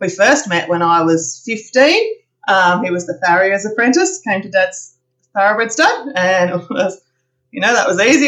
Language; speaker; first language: English; native; English